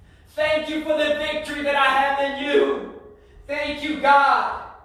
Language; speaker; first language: English; early bilingual, other home language; Spanish